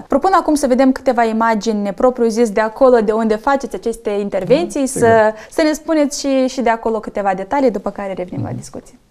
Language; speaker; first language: Romanian; native; Romanian